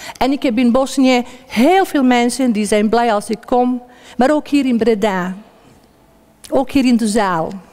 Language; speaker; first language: Dutch; non-native, fluent; Bosnian